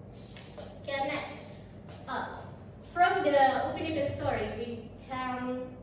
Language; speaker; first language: English; non-native, learner; Indonesian